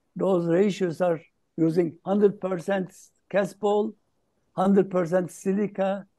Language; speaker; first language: English; non-native, fluent; Turkish